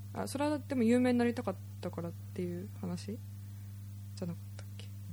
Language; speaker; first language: Japanese; early bilingual, heritage; Japanese